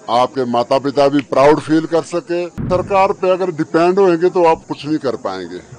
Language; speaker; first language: Hindi; native; Hindi